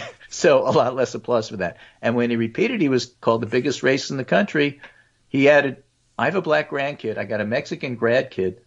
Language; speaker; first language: English; native; English